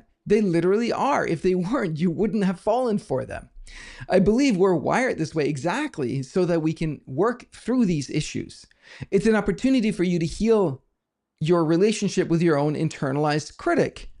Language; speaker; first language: English; non-native, fluent; Danish